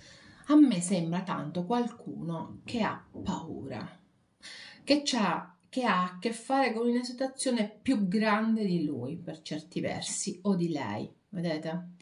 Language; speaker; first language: Italian; native; Italian